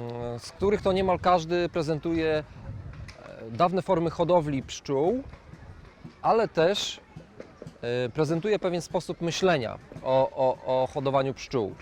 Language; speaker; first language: Polish; native; Polish